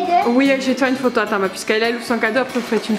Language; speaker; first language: French; native; French